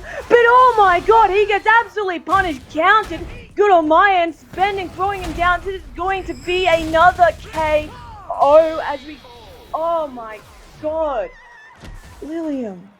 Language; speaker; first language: English; native; English